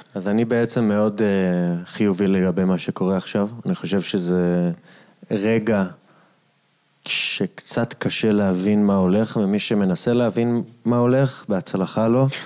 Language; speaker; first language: Hebrew; native; Hebrew